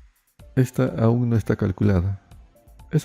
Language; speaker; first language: Spanish; native; Spanish